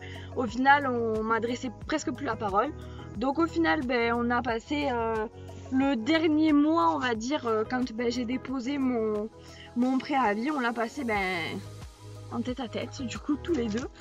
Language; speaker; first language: French; native; French